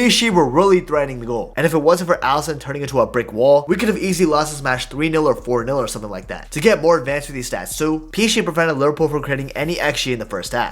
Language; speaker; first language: English; native; English